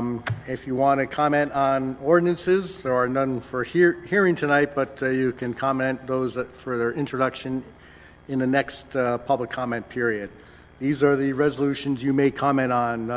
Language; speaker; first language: English; native; English